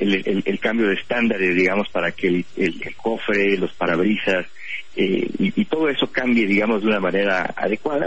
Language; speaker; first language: Spanish; native; Spanish